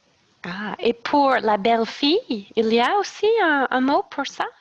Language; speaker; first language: French; non-native, learner; English